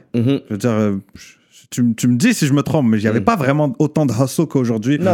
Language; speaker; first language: French; non-native, local second language; Arabic